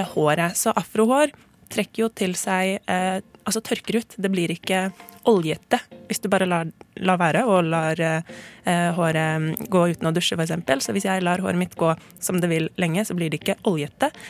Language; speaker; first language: Norwegian; native; Norwegian